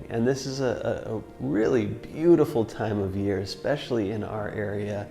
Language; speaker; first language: English; native; English